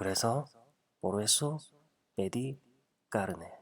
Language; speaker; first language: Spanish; non-native, fluent; Korean